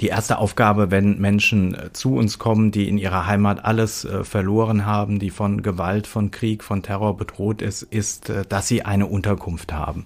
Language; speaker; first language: German; native; German